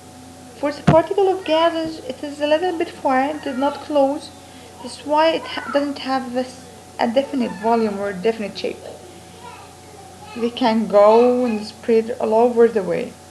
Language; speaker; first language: English; non-native, fluent; Arabic